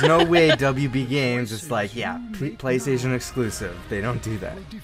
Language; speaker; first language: English; native; English